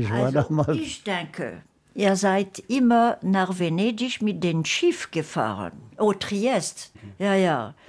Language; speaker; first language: German; non-native, fluent; French